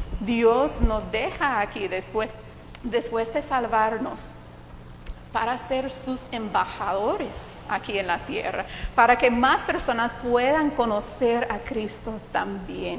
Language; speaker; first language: Spanish; non-native, fluent; English